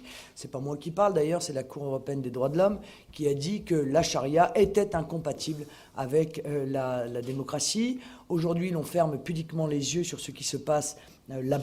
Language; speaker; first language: French; native; French